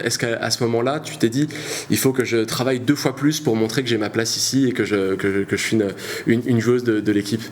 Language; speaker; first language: French; native; French